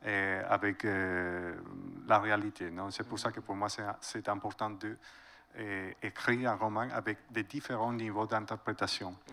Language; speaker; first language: French; non-native, fluent; Spanish